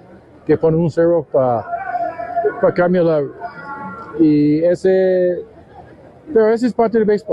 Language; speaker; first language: Spanish; non-native, fluent; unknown